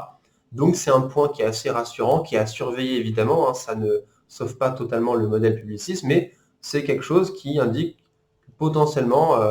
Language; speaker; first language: French; native; French